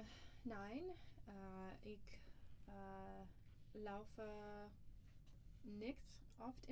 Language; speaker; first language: German; non-native, learner; English